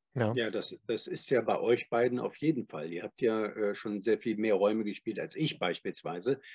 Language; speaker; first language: German; native; German